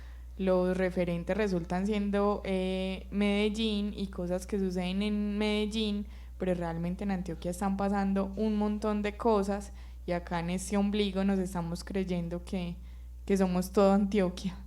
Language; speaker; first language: Spanish; native; Spanish